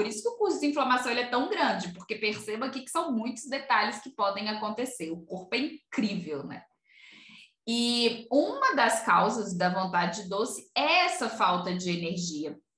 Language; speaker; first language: Portuguese; native; Portuguese